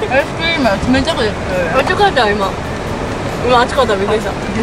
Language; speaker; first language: Japanese; native; Japanese